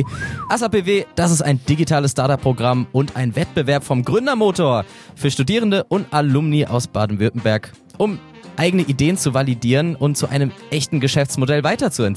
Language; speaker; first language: German; native; German